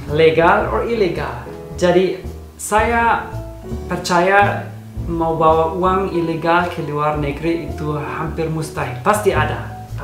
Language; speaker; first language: Indonesian; non-native, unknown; German